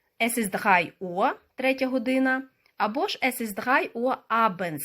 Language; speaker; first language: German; non-native, fluent; Ukrainian